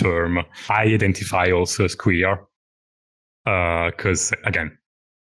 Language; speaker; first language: English; non-native, fluent; Italian